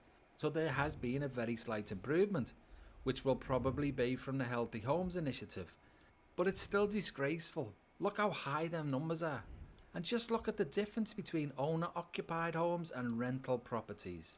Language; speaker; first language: English; native; English